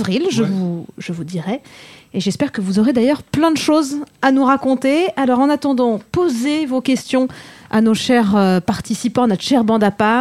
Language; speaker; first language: French; native; French